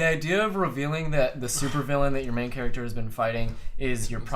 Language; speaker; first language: English; native; English